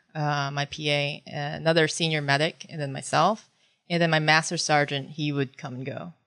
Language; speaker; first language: English; early bilingual, other home language; Filipino